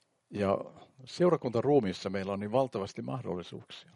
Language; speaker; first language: Finnish; native; Finnish